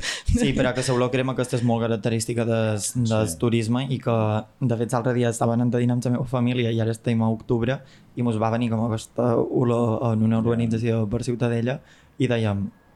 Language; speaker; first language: Catalan; native; Catalan